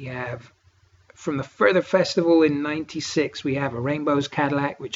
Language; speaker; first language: English; native; English